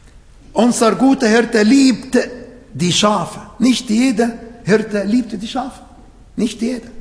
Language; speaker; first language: German; non-native, fluent; Arabic